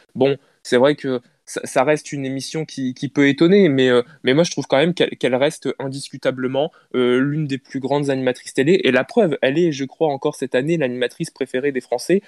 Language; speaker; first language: French; native; French